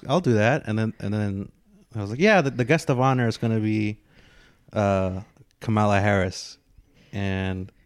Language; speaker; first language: English; native; English